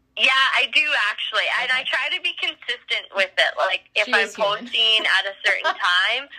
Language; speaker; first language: English; native; English